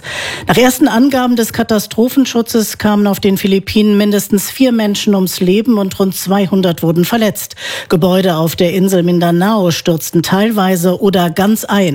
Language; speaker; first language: German; native; German